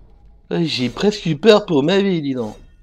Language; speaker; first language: French; native; French